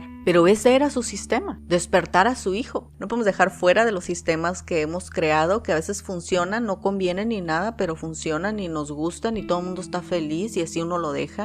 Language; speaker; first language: Spanish; native; Spanish